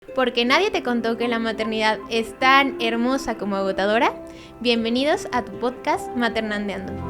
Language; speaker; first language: Spanish; native; Spanish